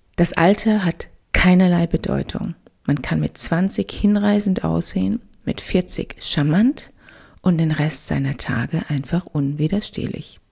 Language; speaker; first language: German; native; German